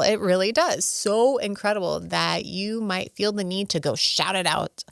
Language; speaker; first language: English; native; English